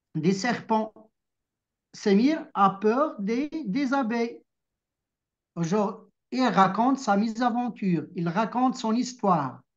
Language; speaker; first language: French; non-native, local second language; Arabic